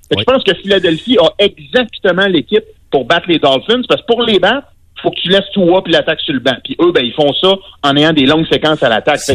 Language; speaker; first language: French; native; French